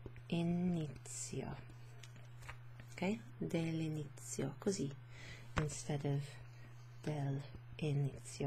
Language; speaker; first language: Italian; non-native, fluent; English